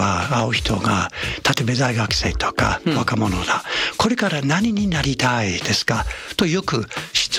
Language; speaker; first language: Japanese; non-native, fluent; English